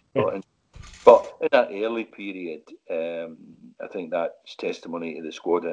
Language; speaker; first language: English; native; English